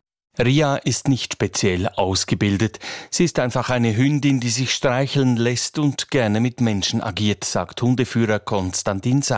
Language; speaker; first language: German; native; German